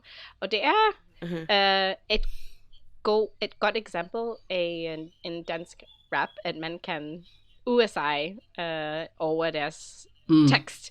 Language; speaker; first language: Danish; non-native, fluent; English